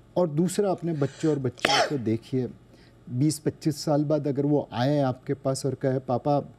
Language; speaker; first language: Hindi; non-native, local second language; Gujarati